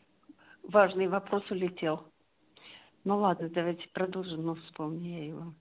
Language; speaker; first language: Russian; native; Russian